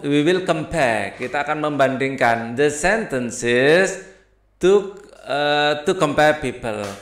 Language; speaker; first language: English; non-native, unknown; Indonesian